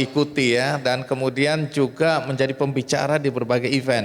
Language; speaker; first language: Indonesian; native; Indonesian